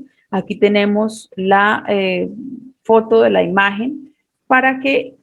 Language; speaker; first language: Spanish; native; Spanish